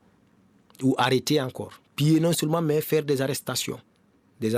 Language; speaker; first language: French; non-native, local second language; Mandingo